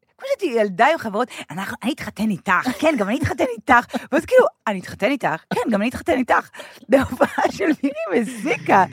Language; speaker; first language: Hebrew; native; Hebrew